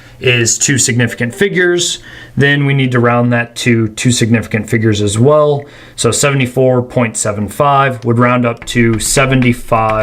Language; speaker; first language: English; native; English